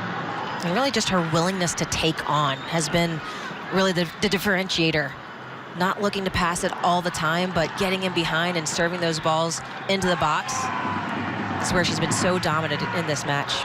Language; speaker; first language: English; native; English